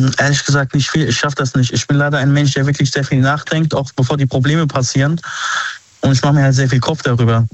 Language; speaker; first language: German; early bilingual, other home language; Arabic